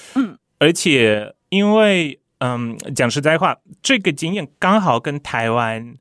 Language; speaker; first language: Chinese; non-native, fluent; Polish